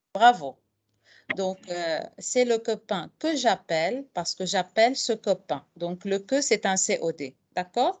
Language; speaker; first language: French; non-native, fluent; Arabic